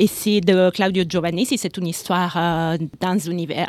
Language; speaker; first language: French; non-native, fluent; Italian